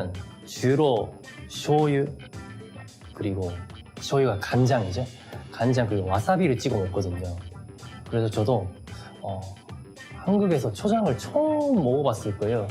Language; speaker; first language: Korean; non-native, fluent; Japanese